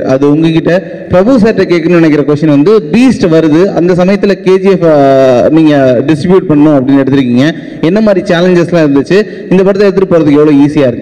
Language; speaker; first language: Tamil; native; Tamil